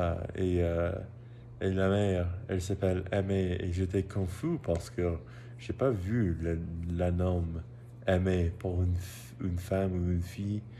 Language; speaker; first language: French; non-native, learner; English